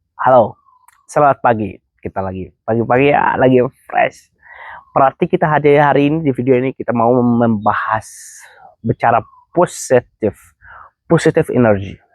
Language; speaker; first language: Indonesian; non-native, fluent; Arabic